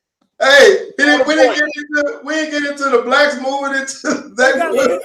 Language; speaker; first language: English; native; English